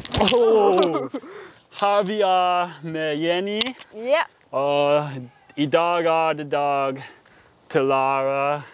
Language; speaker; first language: Norwegian; non-native, learner; English